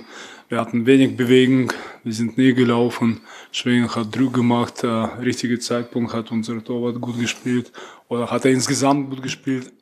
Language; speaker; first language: German; non-native, fluent; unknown